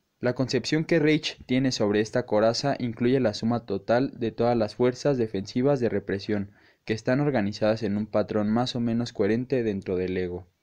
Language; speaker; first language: Spanish; native; Spanish